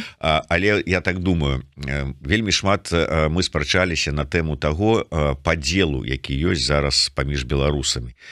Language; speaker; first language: Belarusian; non-native, local second language; Russian